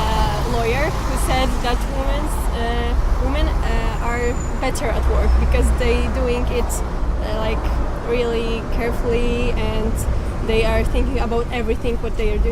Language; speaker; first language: English; non-native, learner; Polish